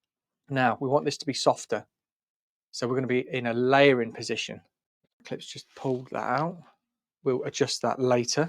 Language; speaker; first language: English; native; English